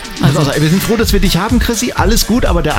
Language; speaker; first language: German; native; German